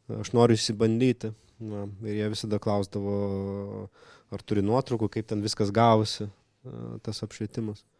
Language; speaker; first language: Lithuanian; non-native, local second language; Russian